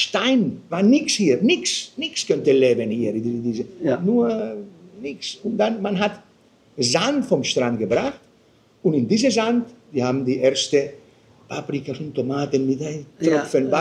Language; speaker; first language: German; non-native, fluent; Spanish